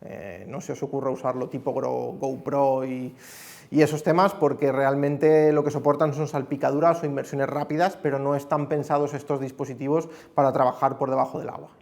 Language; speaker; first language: Spanish; native; Spanish